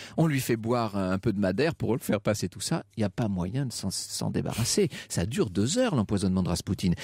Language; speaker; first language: French; native; French